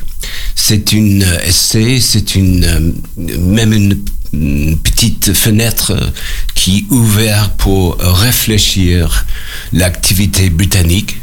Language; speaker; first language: French; non-native, learner; English